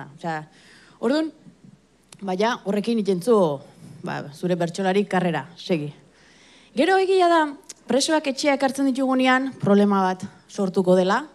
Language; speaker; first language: Basque; native; Basque